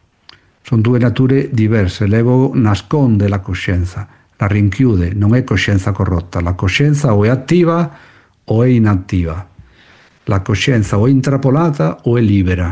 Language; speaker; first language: Italian; non-native, fluent; Spanish